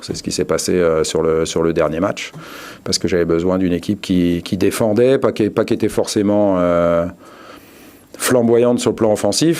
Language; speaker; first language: French; native; French